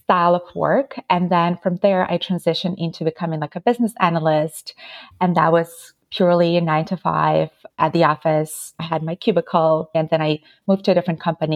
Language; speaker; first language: English; non-native, fluent; Ukrainian